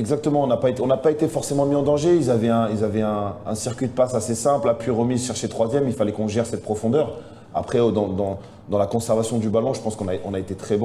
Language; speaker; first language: French; native; French